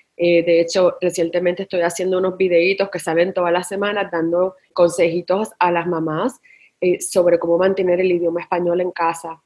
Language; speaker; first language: Spanish; native; Spanish